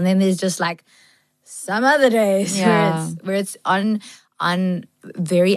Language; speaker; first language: English; native; English